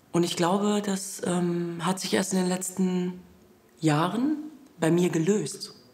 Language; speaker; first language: German; early bilingual, other home language; Kurdish